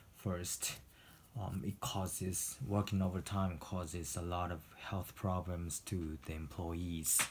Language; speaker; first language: English; non-native, fluent; Japanese